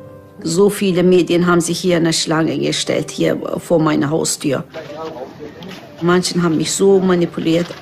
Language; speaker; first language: German; non-native, learner; Turkish